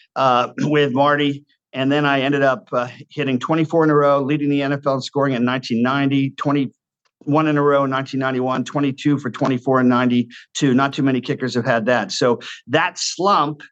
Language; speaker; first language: English; native; English